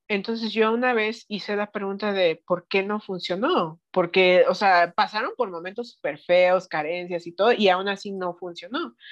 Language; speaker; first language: Spanish; early bilingual, heritage; Spanish